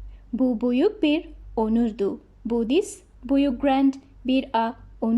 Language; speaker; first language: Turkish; non-native, learner; Bangla